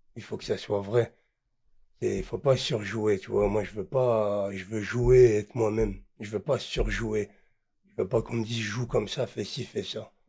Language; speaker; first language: French; native; French